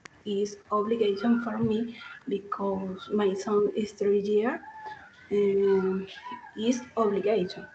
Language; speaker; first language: English; non-native, learner; Spanish